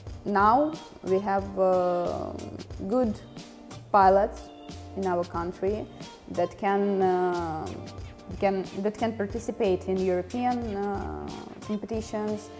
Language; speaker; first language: English; non-native, fluent; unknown